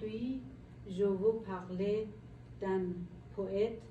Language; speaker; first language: French; non-native, learner; Persian